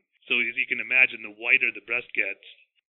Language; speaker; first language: English; native; English